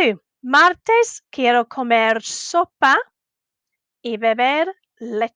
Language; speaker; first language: Spanish; non-native, fluent; English